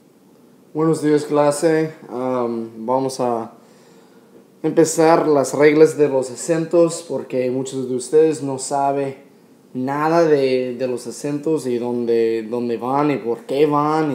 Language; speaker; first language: Spanish; non-native, fluent; English